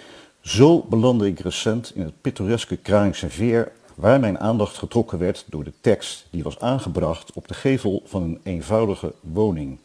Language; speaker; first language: Dutch; native; Dutch